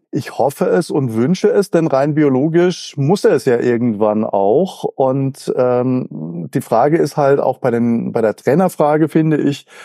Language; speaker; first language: German; native; German